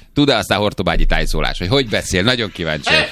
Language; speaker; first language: Hungarian; native; Hungarian